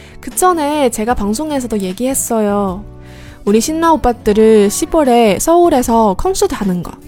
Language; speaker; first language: Korean; non-native, fluent; Chinese